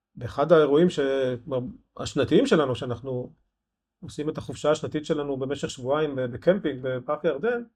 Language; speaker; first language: Hebrew; native; Hebrew